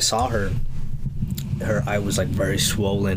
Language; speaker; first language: English; early bilingual, other home language; Spanish